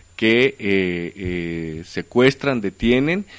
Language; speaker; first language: Spanish; native; Spanish